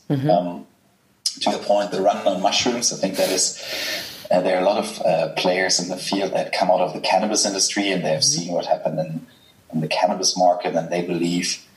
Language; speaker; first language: English; non-native, fluent; German